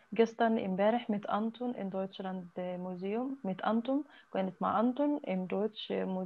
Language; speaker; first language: German; non-native, learner; Arabic